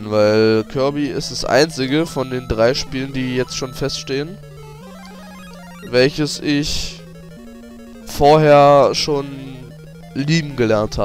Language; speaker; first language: German; native; German